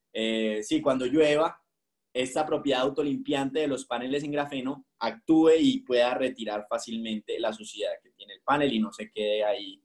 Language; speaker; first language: Spanish; native; Spanish